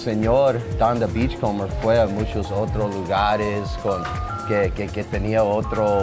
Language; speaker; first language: Spanish; non-native, learner; English